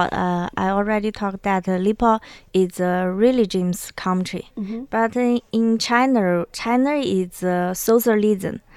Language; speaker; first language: English; non-native, learner; Chinese